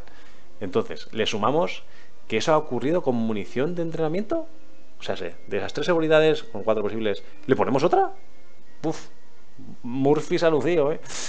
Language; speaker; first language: Spanish; native; Spanish